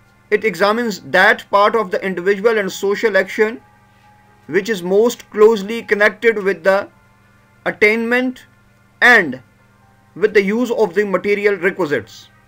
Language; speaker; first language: English; non-native, local second language; Urdu